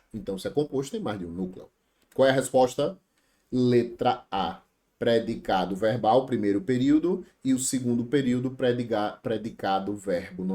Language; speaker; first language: Portuguese; native; Portuguese